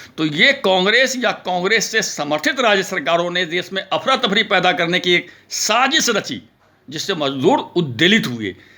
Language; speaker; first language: Hindi; native; Hindi